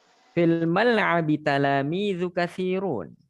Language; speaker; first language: Arabic; non-native, fluent; Indonesian